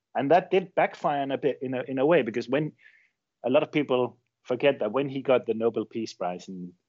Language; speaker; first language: English; non-native, fluent; Danish